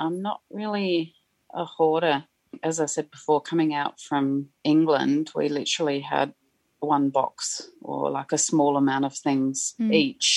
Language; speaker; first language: English; native; English